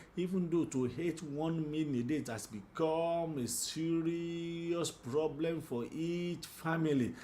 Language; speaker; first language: English; non-native, local second language; Yoruba